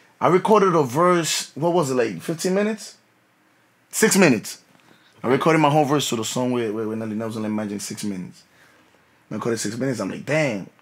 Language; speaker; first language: English; early bilingual, other home language; Spanish